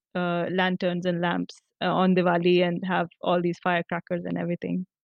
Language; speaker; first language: English; non-native, local second language; Marathi